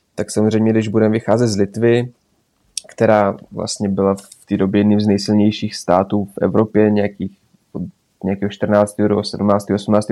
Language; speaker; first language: Czech; early bilingual, other home language; Belarusian